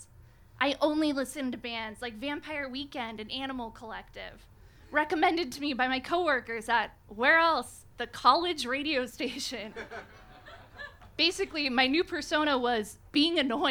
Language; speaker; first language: English; native; English